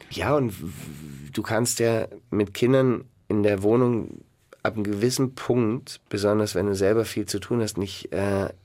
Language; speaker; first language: German; native; German